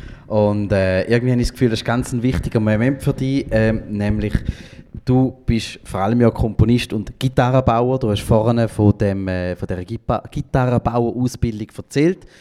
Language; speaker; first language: German; native; German